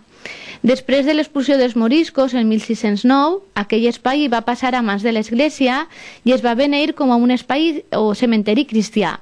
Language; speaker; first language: Catalan; native; Catalan